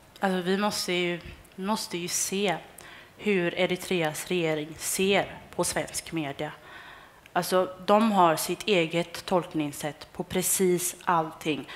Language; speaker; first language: Swedish; early bilingual, other home language; Tigrinya